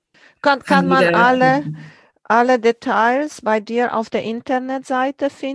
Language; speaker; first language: German; non-native, fluent; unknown